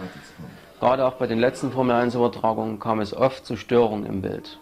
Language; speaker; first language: German; native; German